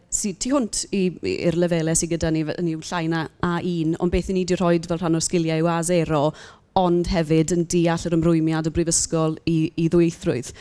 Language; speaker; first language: Welsh; native; Welsh